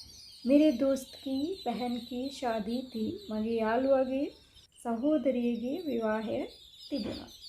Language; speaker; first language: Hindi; non-native, fluent; Sinhala